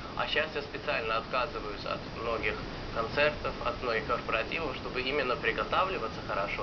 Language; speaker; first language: Russian; early bilingual, heritage; Russian